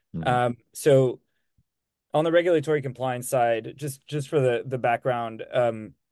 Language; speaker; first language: English; non-native, fluent; French